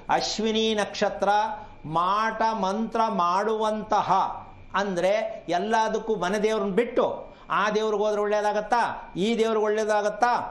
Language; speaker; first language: Kannada; native; Kannada